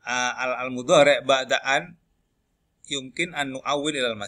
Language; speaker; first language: Arabic; non-native, learner; Indonesian